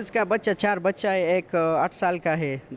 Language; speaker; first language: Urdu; non-native, local second language; Pashto